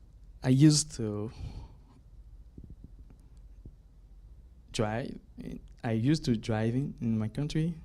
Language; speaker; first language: English; non-native, learner; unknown